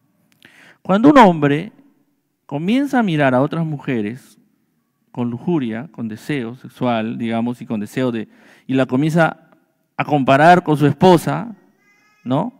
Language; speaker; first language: Spanish; native; Spanish